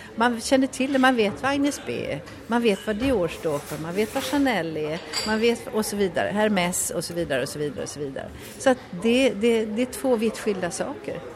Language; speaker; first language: Swedish; native; Swedish